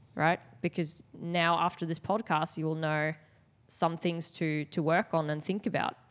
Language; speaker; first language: English; non-native, fluent; Swedish